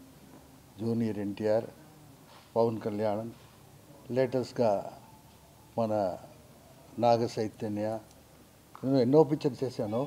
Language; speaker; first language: Telugu; non-native, local second language; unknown